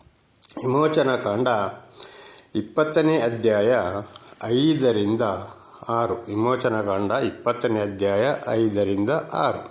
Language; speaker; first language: Kannada; native; Kannada